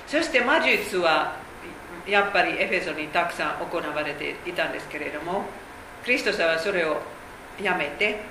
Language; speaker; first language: Japanese; non-native, fluent; Finnish